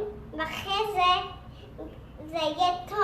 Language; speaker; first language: Hebrew; early bilingual, heritage; Hebrew